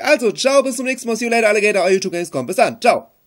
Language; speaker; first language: German; native; German